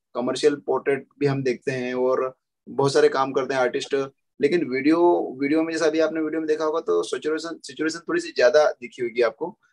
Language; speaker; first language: Hindi; native; Hindi